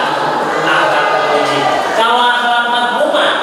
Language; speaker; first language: Indonesian; native; Indonesian